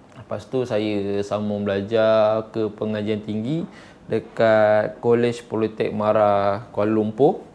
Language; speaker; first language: Malay; native; Malay